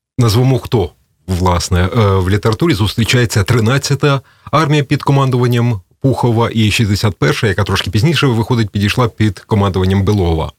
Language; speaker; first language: Ukrainian; native; Ukrainian